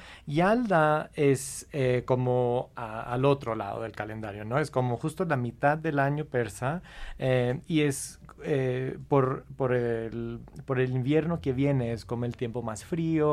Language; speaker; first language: Spanish; non-native, fluent; English